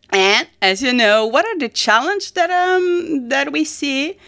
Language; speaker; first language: English; non-native, fluent; Portuguese